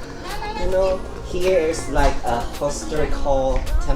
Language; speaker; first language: English; non-native, learner; Chinese